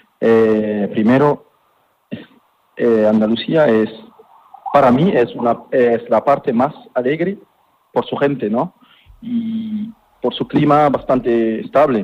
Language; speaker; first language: Spanish; non-native, fluent; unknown